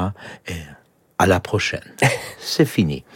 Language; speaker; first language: French; non-native, fluent; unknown